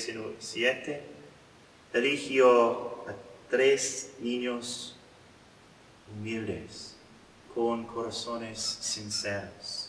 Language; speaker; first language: Spanish; non-native, learner; English